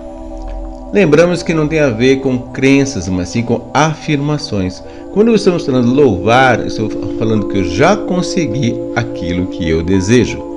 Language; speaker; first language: Portuguese; native; Portuguese